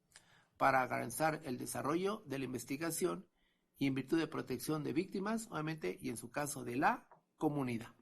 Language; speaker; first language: Spanish; native; Spanish